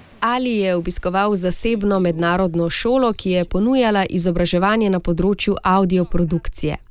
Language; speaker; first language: Slovenian; native; Slovenian